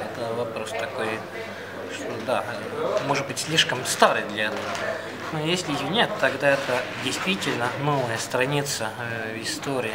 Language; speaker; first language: Russian; non-native, fluent; Estonian